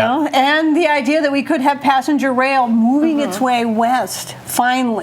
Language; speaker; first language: English; native; English